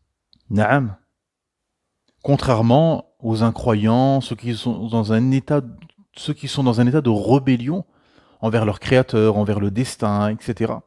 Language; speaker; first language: French; native; French